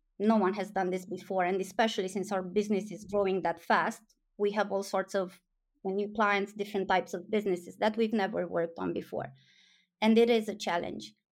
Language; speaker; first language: English; non-native, fluent; Romanian